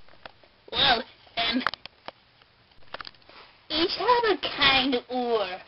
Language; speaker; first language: German; non-native, learner; English